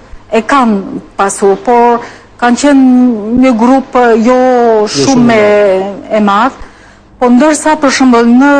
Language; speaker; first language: Albanian; non-native, fluent; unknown